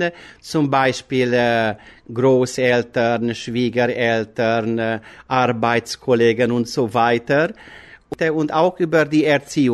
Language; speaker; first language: German; non-native, fluent; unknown